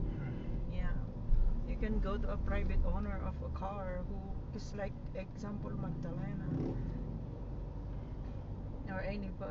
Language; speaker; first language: English; non-native, local second language; Iloko